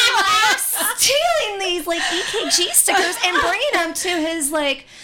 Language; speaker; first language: English; native; English